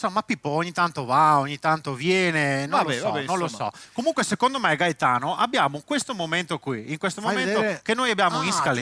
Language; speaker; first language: Italian; native; Italian